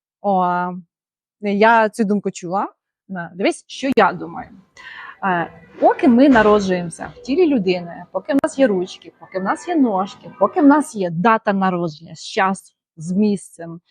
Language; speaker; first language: Ukrainian; native; Ukrainian